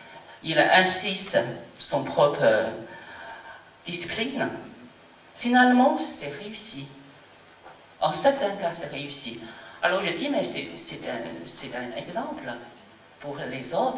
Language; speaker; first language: French; non-native, fluent; Chinese